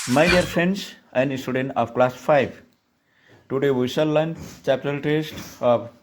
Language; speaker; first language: English; non-native, local second language; Nepali